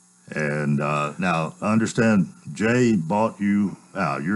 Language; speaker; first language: English; native; English